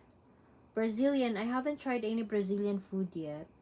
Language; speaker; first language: English; non-native, local second language; Filipino